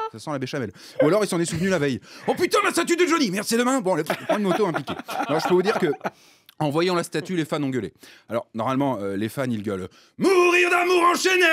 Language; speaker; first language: French; native; French